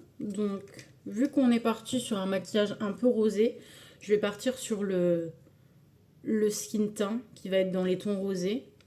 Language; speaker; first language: French; native; French